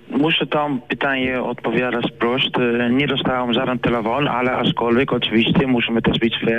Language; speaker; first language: Polish; non-native, learner; Dutch